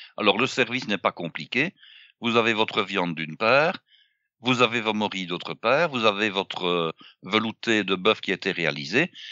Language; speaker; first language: French; native; French